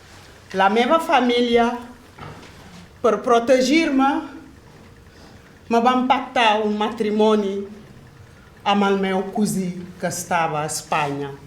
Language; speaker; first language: Catalan; non-native, fluent; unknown